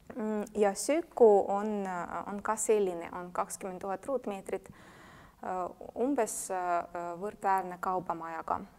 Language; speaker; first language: Estonian; non-native, fluent; Russian